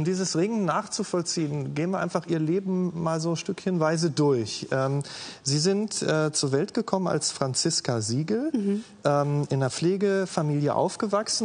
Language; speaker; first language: German; native; German